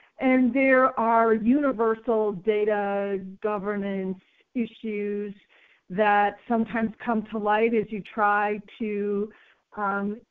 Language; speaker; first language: English; native; English